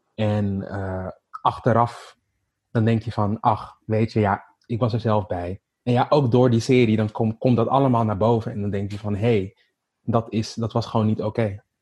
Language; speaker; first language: Dutch; native; Dutch